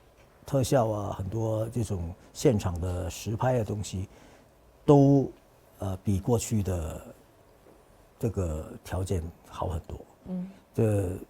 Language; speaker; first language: Chinese; non-native, fluent; Cantonese